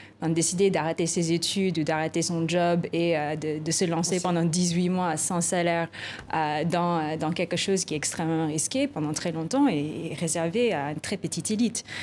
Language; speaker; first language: French; non-native, fluent; Filipino